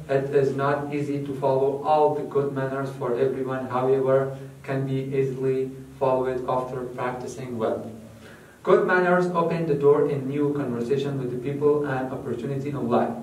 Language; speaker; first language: English; non-native, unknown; Persian